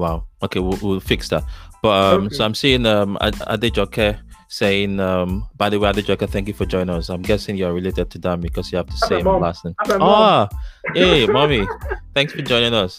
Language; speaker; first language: English; non-native, local second language; Yoruba